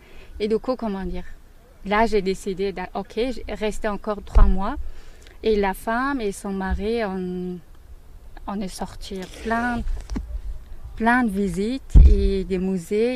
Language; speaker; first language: French; non-native, learner; Mongolian